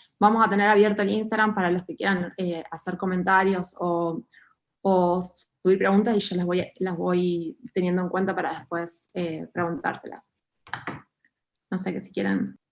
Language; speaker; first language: Spanish; native; Spanish